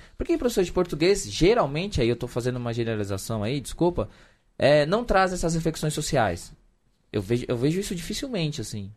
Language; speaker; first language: Portuguese; native; Portuguese